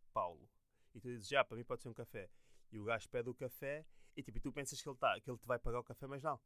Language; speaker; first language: Portuguese; native; Portuguese